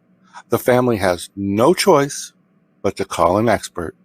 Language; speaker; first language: English; native; English